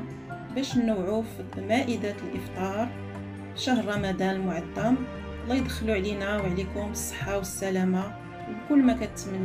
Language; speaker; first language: Arabic; native; Arabic